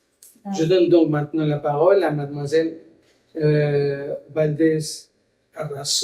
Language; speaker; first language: French; non-native, fluent; Spanish